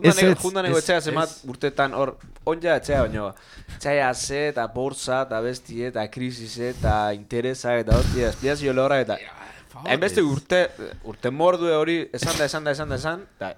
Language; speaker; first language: Basque; native; Basque